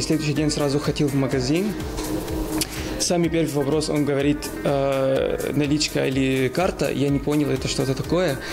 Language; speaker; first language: Russian; non-native, learner; Arabic